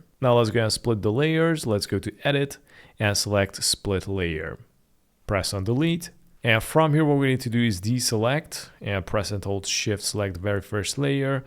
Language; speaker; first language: English; non-native, fluent; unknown